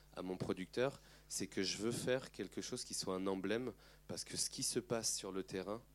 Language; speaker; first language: French; native; French